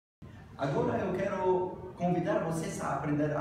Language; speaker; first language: Portuguese; non-native, learner; Arabic